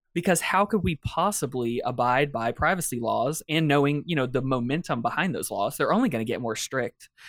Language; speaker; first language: English; native; English